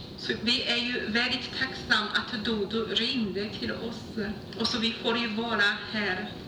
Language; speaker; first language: Swedish; non-native, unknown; Chinese